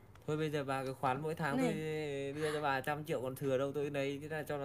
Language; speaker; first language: Vietnamese; native; Vietnamese